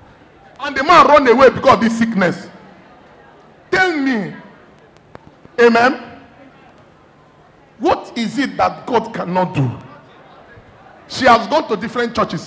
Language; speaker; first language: English; non-native, local second language; Igbo